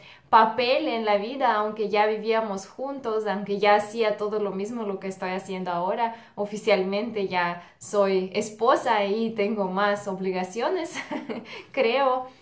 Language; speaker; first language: Spanish; non-native, fluent; Russian